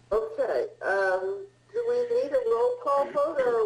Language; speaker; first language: English; early bilingual, other home language; Italian